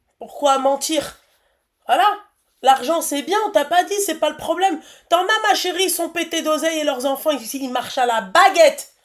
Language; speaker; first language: French; native; French